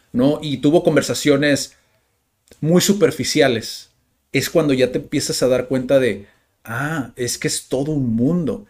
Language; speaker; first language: Spanish; native; Spanish